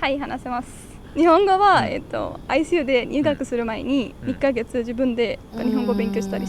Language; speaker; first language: Japanese; non-native, learner; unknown